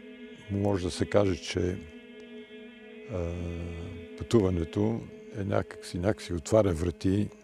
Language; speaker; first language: Bulgarian; early bilingual, heritage; Bulgarian